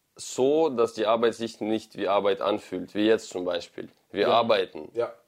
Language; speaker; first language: German; non-native, fluent; Ukrainian